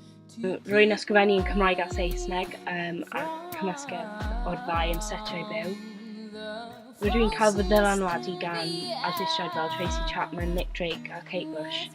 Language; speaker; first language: Welsh; non-native, local second language; English